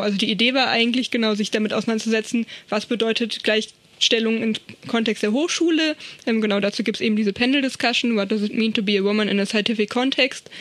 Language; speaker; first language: German; native; German